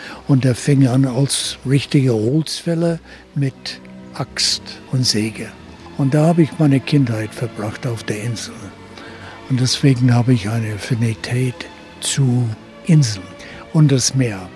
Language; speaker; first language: German; early bilingual, heritage; German